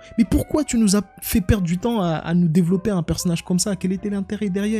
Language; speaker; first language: French; native; French